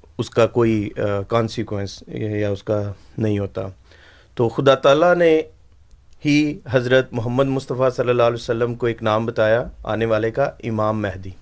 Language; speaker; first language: Urdu; native; Urdu